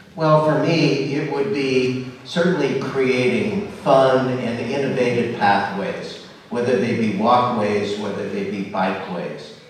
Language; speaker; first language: English; native; English